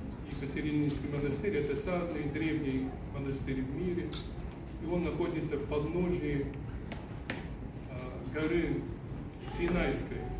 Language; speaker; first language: Russian; early bilingual, heritage; Russian